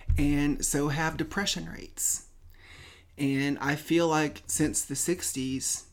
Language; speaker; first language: English; native; English